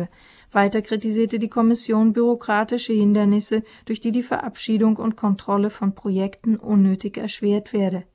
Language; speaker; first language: German; native; German